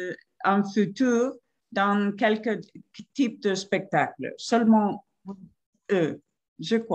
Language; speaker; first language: French; non-native, fluent; Spanish